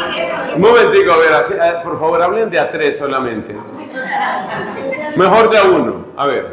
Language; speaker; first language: Spanish; native; Spanish